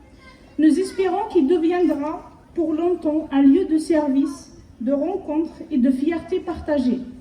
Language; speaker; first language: French; native; French